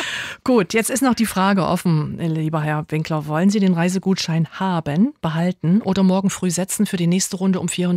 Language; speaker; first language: German; native; German